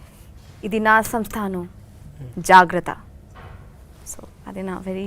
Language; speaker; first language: Telugu; non-native, learner; Bangla